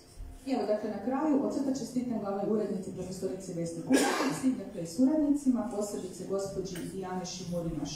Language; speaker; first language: Croatian; native; Croatian